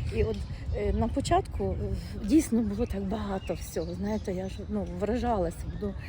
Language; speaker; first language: Ukrainian; native; Ukrainian